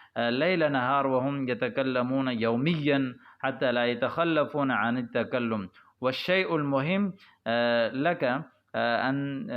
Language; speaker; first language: Arabic; non-native, fluent; Urdu